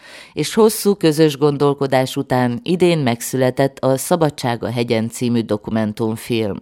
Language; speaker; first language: Hungarian; native; Hungarian